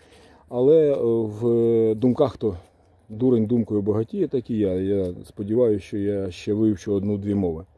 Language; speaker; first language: Ukrainian; non-native, local second language; Russian